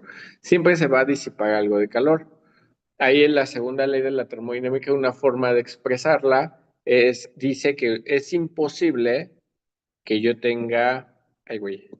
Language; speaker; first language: Spanish; native; Spanish